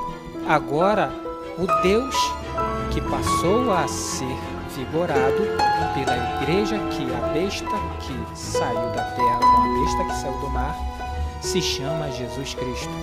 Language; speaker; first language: Portuguese; native; Portuguese